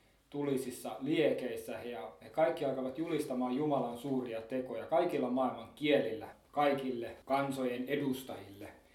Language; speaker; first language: Finnish; native; Finnish